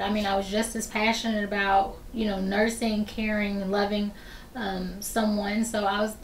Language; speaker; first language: English; native; English